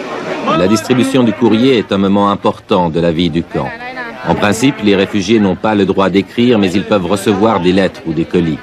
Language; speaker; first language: French; native; French